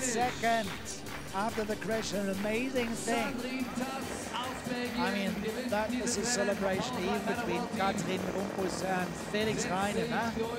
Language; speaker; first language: English; non-native, fluent; German